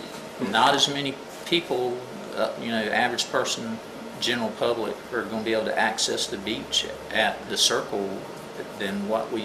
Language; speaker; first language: English; native; English